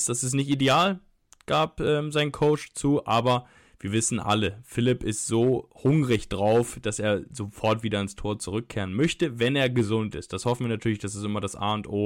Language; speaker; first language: German; native; German